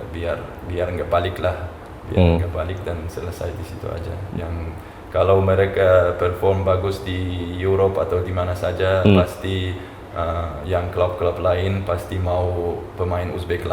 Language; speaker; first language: Indonesian; non-native, fluent; Uzbek